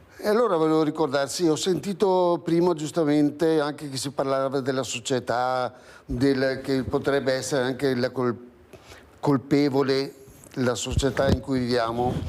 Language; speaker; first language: Italian; native; Italian